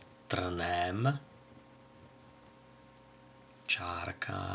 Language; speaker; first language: Czech; native; Czech